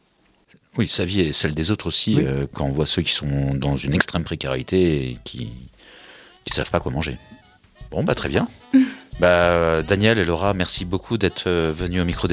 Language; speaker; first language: French; native; French